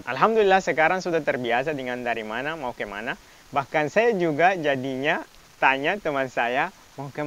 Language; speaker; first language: Indonesian; non-native, fluent; Arabic